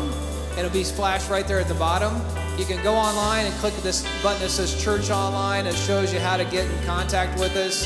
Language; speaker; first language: English; native; English